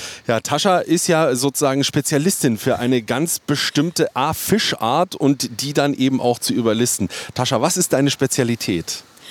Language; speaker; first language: German; native; German